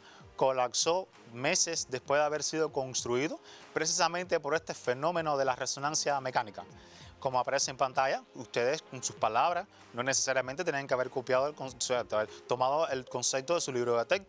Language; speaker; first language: Spanish; native; Spanish